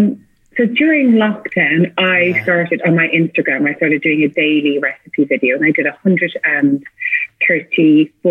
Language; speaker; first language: English; native; English